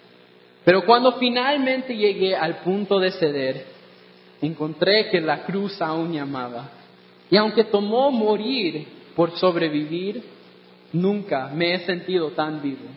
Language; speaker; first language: Spanish; non-native, fluent; English